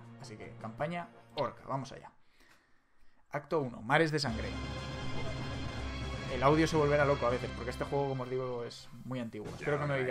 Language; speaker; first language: Spanish; native; Spanish